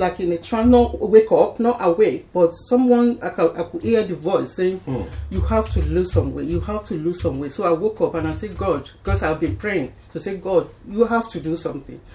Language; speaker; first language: English; non-native, local second language; Yoruba